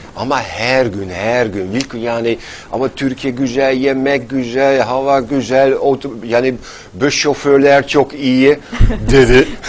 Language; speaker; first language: Turkish; non-native, fluent; Dutch